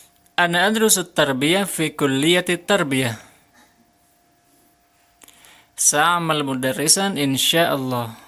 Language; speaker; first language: Arabic; non-native, fluent; Indonesian